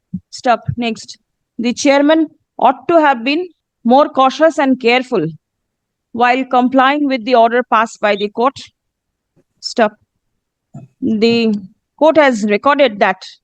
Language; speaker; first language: English; non-native, local second language; Bangla